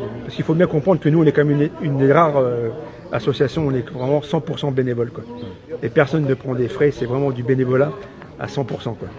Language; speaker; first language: French; native; French